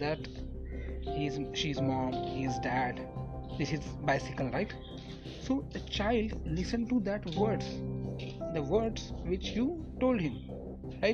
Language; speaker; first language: English; non-native, local second language; Marathi